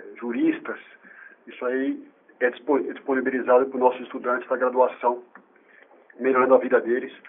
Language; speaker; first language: Portuguese; native; Portuguese